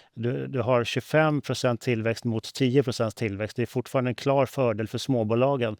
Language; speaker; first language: Swedish; native; Swedish